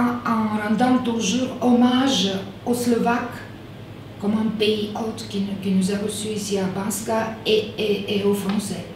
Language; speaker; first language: French; non-native, fluent; Bulgarian